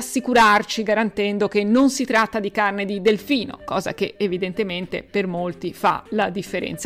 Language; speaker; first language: Italian; native; Italian